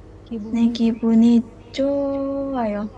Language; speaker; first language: Korean; non-native, learner; Indonesian